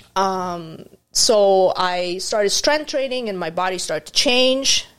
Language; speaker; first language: English; non-native, fluent; Arabic